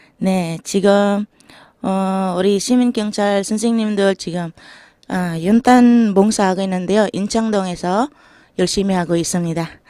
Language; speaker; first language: Korean; non-native, learner; Filipino